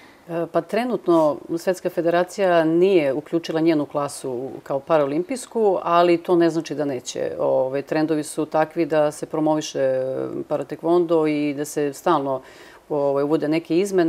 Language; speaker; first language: Serbian; native; Serbian